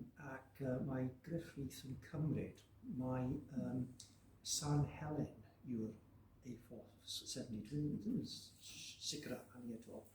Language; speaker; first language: Welsh; non-native, learner; English